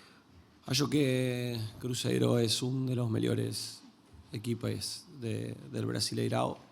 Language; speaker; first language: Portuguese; non-native, learner; Spanish